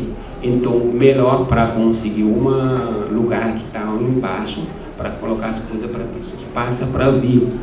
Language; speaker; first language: Portuguese; non-native, learner; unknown